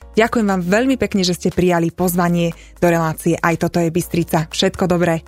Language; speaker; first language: Slovak; native; Slovak